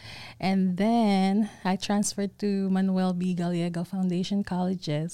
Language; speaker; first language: English; non-native, local second language; Filipino